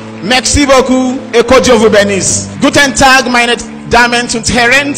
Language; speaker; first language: French; non-native, learner; Yoruba